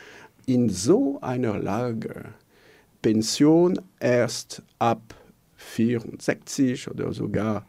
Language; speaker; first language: German; non-native, local second language; French